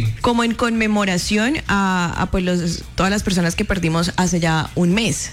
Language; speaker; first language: Spanish; native; Spanish